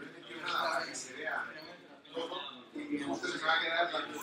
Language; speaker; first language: Spanish; native; Spanish